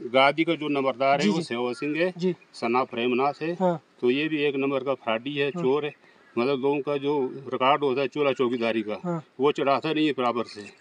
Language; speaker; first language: Hindi; native; Hindi